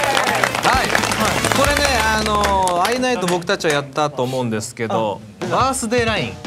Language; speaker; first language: Japanese; native; Japanese